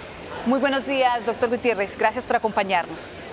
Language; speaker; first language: Spanish; native; Spanish